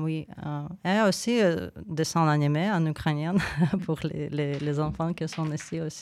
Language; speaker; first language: French; non-native, fluent; Ukrainian